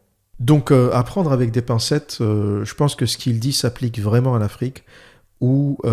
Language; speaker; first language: French; native; French